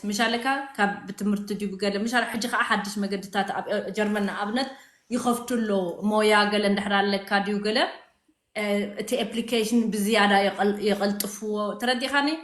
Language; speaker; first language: Tigrinya; native; Tigrinya